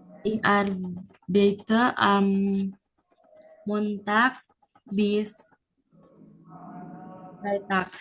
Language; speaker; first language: German; non-native, learner; Indonesian